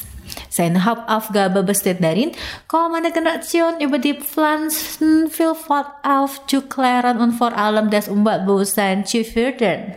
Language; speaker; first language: German; non-native, fluent; Indonesian